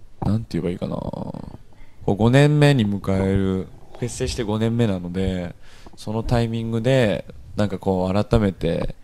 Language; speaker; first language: Japanese; native; Japanese